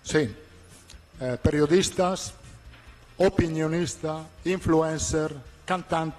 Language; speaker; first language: Portuguese; non-native, learner; Italian